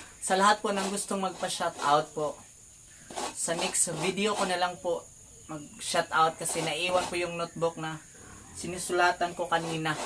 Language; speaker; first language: Filipino; non-native, local second language; Cebuano